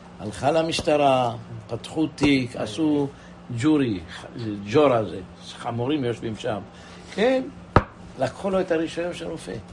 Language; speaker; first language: Hebrew; non-native, fluent; Persian